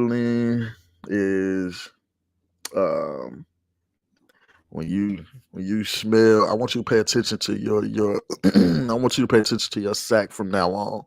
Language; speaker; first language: English; native; English